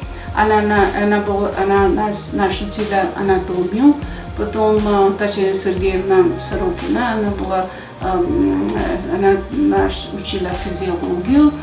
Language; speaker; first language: Russian; non-native, fluent; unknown